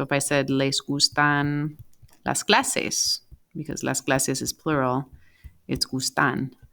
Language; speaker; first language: Spanish; non-native, fluent; English